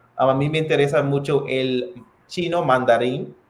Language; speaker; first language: Spanish; non-native, fluent; English